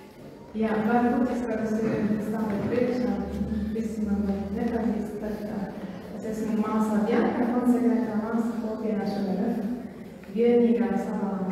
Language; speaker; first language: Latvian; non-native, learner; German